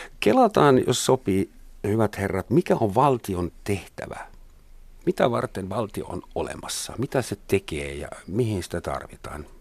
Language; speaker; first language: Finnish; non-native, fluent; German